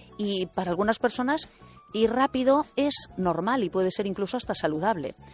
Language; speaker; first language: Spanish; native; Spanish